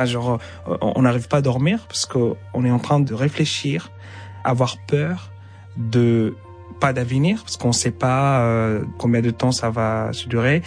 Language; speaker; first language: French; non-native, fluent; Arabic